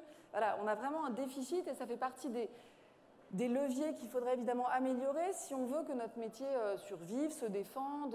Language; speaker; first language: French; native; French